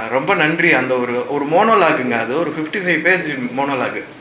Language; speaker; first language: Tamil; native; Tamil